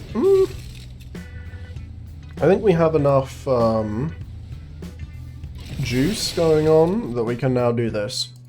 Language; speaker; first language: English; native; English